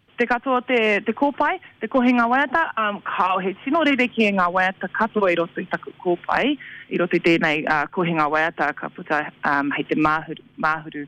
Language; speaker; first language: Māori; non-native, local second language; English